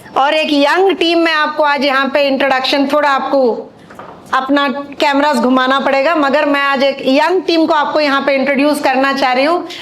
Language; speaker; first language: Hindi; non-native, local second language; Telugu